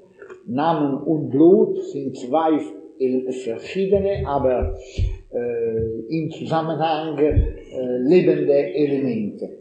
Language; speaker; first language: German; non-native, learner; Italian